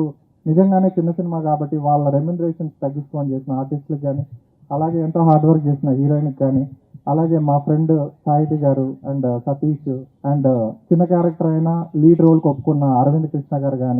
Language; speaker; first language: Telugu; native; Telugu